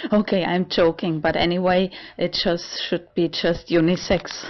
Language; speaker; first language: English; non-native, fluent; German